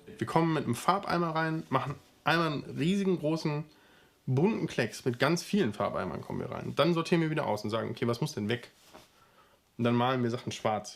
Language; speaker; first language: German; native; German